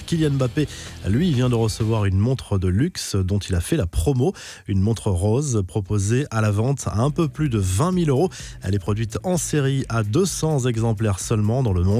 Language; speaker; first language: French; native; French